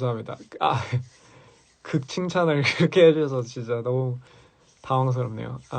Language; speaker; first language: Korean; early bilingual, heritage; English